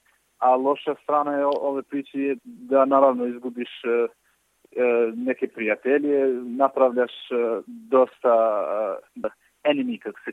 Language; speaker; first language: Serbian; non-native, local second language; Albanian